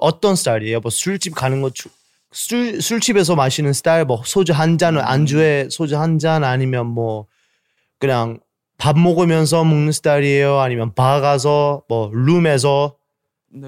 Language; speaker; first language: Korean; early bilingual, heritage; Korean